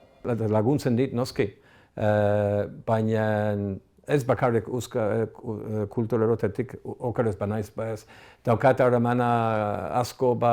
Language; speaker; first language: Basque; non-native, fluent; English